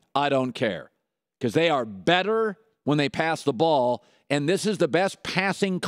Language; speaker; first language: English; native; English